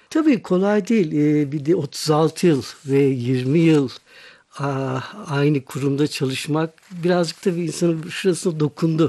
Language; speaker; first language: Turkish; native; Turkish